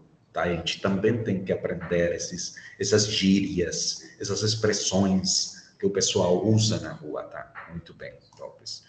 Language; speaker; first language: Portuguese; non-native, fluent; Spanish